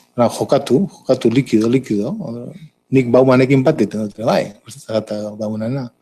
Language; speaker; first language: Basque; native; Basque